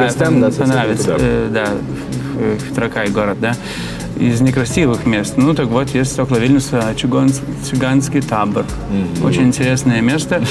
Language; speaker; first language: Russian; non-native, fluent; Lithuanian